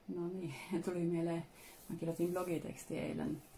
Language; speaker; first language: Finnish; early bilingual, heritage; Finnish